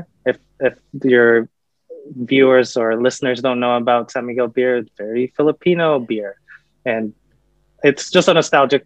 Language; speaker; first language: English; native; English